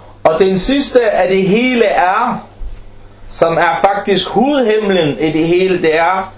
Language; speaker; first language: Danish; non-native, fluent; Arabic